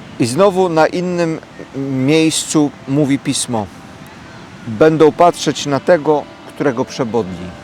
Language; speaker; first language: Polish; native; Polish